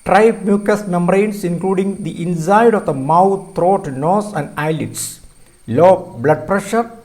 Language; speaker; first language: English; non-native, local second language; Malayalam